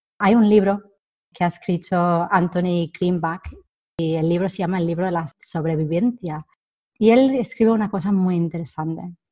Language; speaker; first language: Spanish; non-native, fluent; English